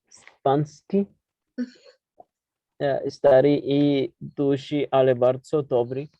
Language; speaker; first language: Polish; non-native, learner; Spanish